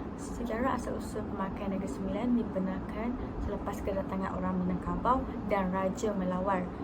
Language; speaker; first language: Malay; native; Malay